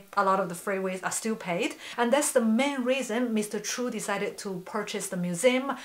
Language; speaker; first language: English; non-native, fluent; Chinese